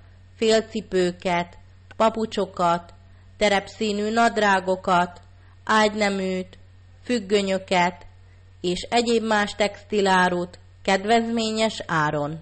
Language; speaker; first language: Hungarian; native; Hungarian